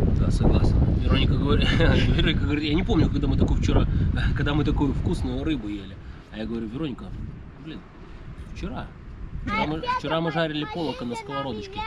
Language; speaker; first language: Russian; native; Russian